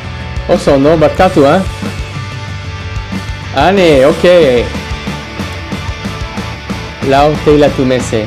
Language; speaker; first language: Basque; non-native, learner; English